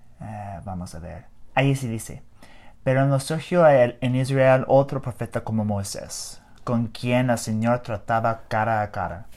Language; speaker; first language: Spanish; non-native, learner; English